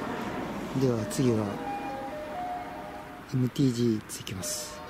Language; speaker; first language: Japanese; native; Japanese